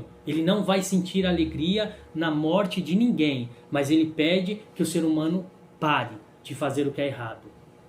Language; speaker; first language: Portuguese; native; Portuguese